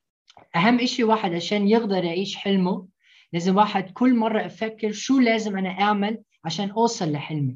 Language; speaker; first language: Arabic; early bilingual, heritage; Arabic